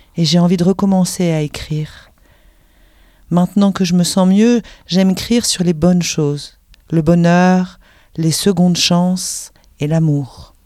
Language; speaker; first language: French; native; French